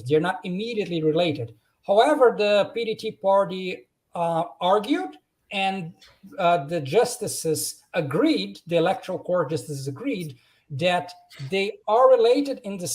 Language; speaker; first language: English; non-native, fluent; Portuguese